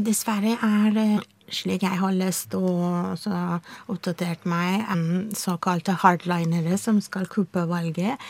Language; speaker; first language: Norwegian; non-native, fluent; Persian